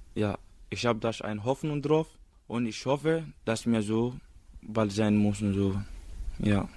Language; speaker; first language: German; non-native, fluent; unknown